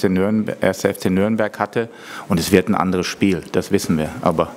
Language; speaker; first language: German; native; German